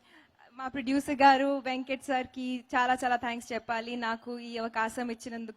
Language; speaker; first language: Telugu; non-native, local second language; Hindi